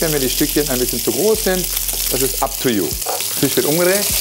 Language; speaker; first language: German; native; German